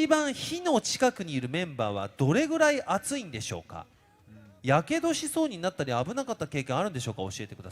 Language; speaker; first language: Japanese; native; Japanese